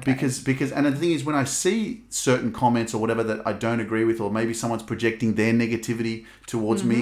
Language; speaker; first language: English; native; English